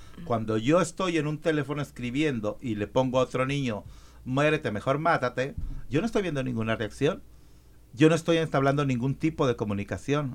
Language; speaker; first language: Spanish; native; Spanish